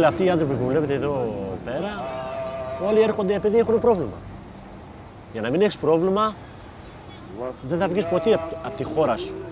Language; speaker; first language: Greek; non-native, fluent; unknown